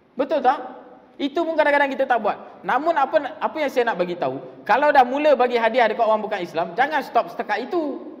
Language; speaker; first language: Malay; non-native, local second language; Tamil